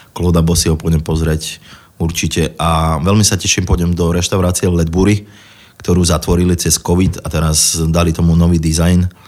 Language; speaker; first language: Slovak; native; Slovak